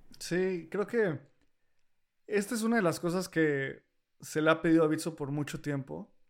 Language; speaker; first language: Spanish; native; Spanish